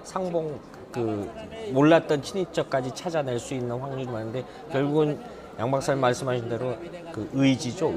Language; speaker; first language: Korean; native; Korean